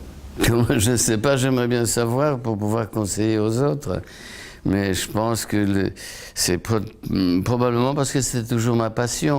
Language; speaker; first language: French; non-native, fluent; Polish